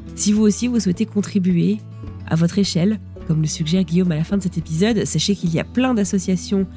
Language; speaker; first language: French; native; French